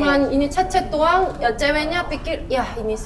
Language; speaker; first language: Indonesian; non-native, learner; Korean